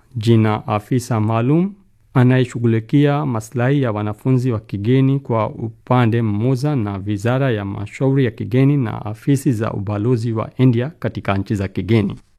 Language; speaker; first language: Swahili; non-native, fluent; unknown